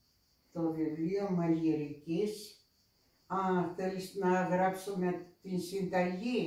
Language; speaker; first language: Greek; non-native, fluent; Russian